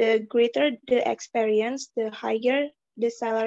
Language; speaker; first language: English; non-native, learner; Indonesian